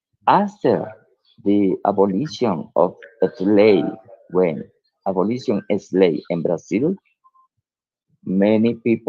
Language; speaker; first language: English; non-native, learner; Spanish